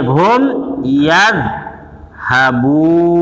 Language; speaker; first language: Arabic; non-native, fluent; Indonesian